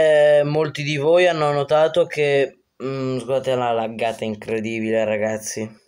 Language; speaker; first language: Italian; native; Italian